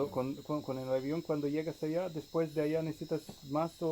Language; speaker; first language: Spanish; non-native, fluent; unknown